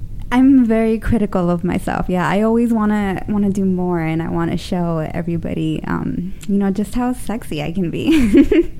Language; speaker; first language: English; early bilingual, other home language; Spanish